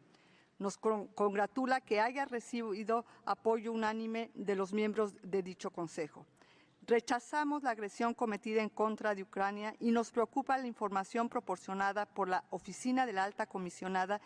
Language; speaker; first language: Spanish; native; Spanish